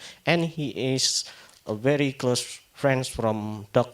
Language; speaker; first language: English; non-native, fluent; Indonesian